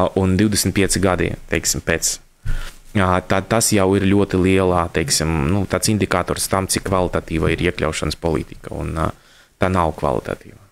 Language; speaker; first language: Latvian; non-native, local second language; Russian